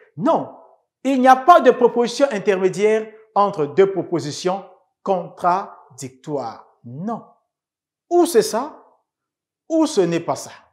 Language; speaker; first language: French; native; French